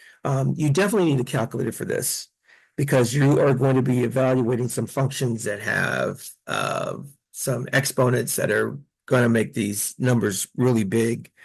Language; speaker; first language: English; native; English